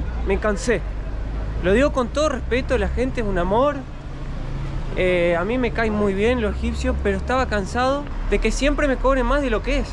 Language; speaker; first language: Spanish; native; Spanish